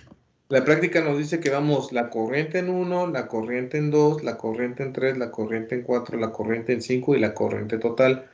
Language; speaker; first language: Spanish; native; Spanish